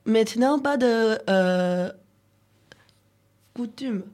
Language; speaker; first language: French; non-native, learner; Chinese